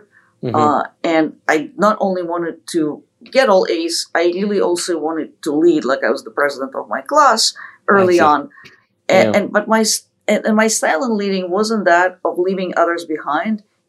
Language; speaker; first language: English; non-native, fluent; Ukrainian